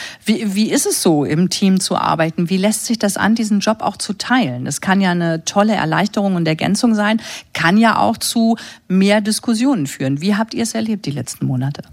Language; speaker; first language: German; native; German